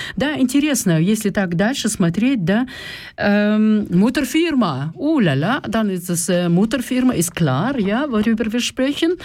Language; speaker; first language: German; non-native, fluent; Russian